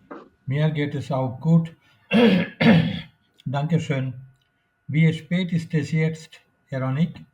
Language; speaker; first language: German; non-native, learner; Bangla